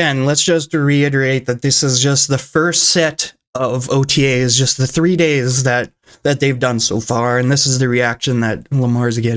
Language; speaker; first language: English; native; English